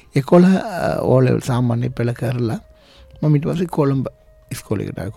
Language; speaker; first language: Sinhala; non-native, local second language; Tamil